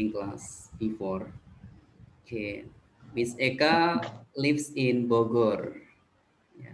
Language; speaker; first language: English; non-native, fluent; Indonesian